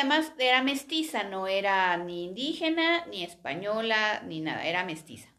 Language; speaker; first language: Spanish; native; Spanish